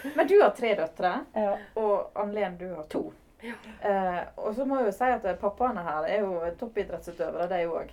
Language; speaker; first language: Norwegian; native; Norwegian